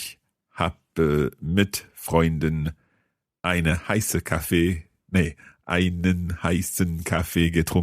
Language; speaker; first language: German; non-native, learner; English